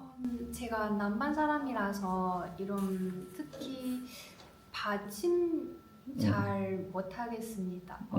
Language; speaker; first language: Korean; non-native, learner; Chinese